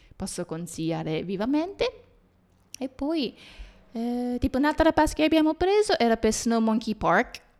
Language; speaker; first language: Italian; non-native, fluent; Japanese